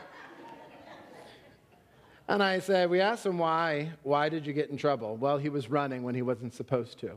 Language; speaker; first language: English; native; English